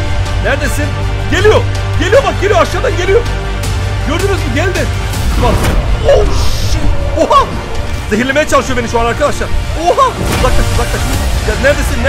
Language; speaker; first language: Turkish; native; Turkish